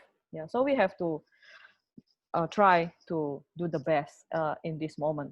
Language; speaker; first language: English; non-native, fluent; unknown